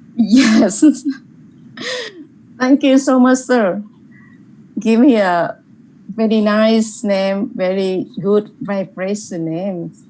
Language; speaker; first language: English; non-native, learner; Vietnamese